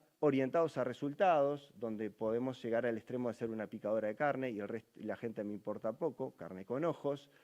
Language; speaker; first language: Spanish; native; Spanish